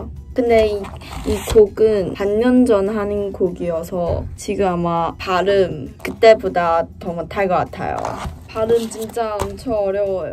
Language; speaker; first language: Korean; non-native, fluent; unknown